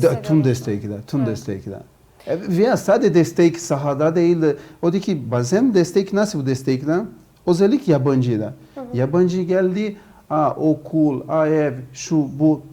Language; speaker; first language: Turkish; non-native, learner; Portuguese